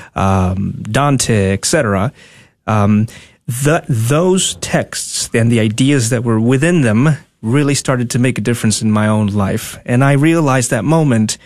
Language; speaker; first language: English; non-native, fluent; Spanish